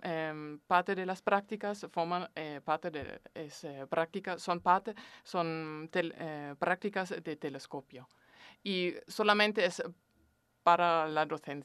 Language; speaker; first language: Spanish; non-native, fluent; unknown